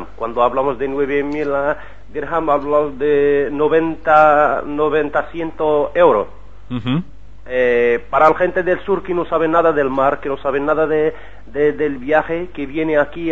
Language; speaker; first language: Spanish; non-native, learner; Arabic